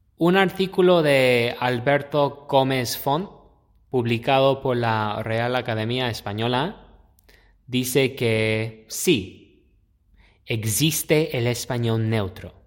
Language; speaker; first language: Spanish; non-native, fluent; English